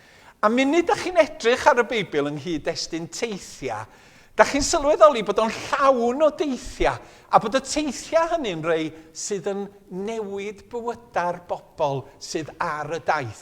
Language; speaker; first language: Welsh; native; Welsh